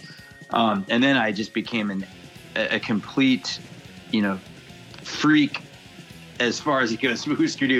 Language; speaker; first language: English; native; English